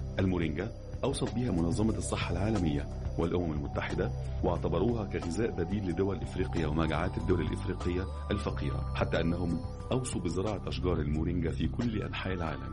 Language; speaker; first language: Arabic; native; Arabic